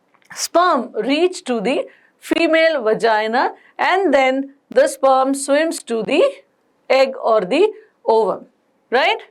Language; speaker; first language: English; non-native, local second language; Hindi